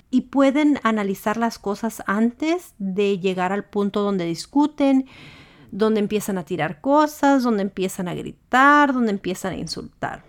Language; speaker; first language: Spanish; early bilingual, heritage; Spanish